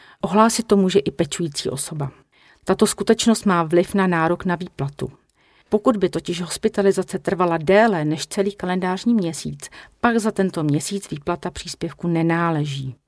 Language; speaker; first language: Czech; native; Czech